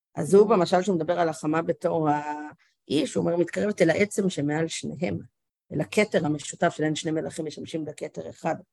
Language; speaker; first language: Hebrew; native; Hebrew